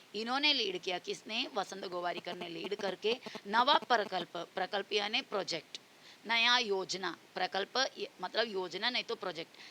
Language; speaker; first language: Hindi; non-native, local second language; Marathi